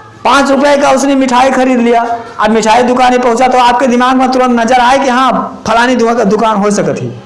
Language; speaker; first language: Hindi; native; Hindi